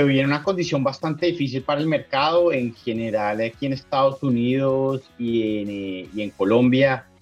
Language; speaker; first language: Spanish; native; Spanish